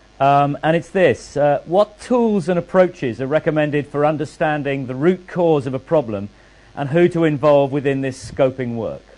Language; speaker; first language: English; native; English